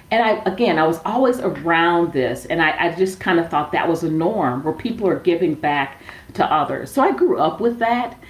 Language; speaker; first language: English; native; English